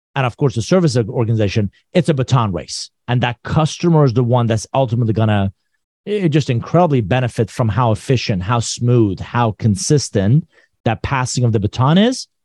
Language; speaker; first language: English; non-native, fluent; Persian